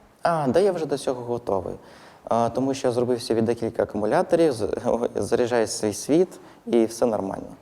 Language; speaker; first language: Ukrainian; non-native, fluent; Russian